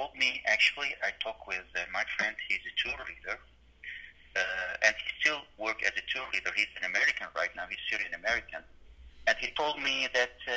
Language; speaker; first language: English; non-native, learner; Arabic